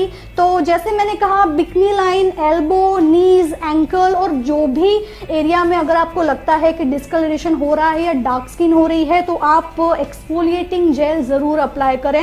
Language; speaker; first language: Hindi; native; Hindi